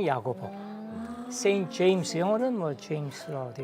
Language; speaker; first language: Korean; native; Korean